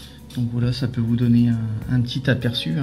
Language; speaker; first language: French; native; French